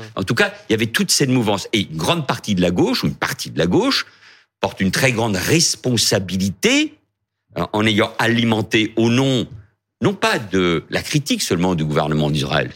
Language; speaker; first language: French; early bilingual, other home language; Catalan